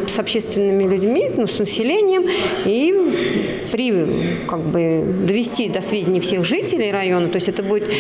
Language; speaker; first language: Russian; native; Russian